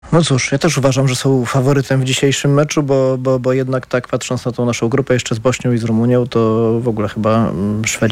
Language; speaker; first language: Polish; native; Polish